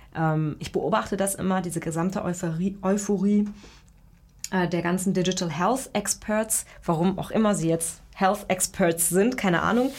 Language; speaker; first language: German; early bilingual, other home language; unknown